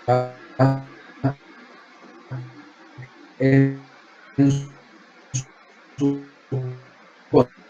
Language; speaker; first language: Spanish; native; Spanish